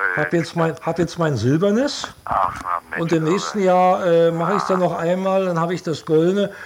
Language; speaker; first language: German; native; German